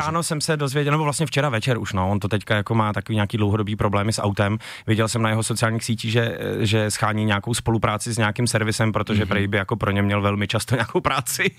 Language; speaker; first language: Czech; native; Czech